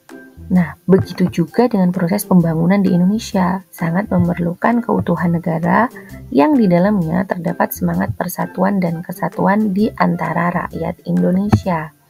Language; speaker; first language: Indonesian; native; Indonesian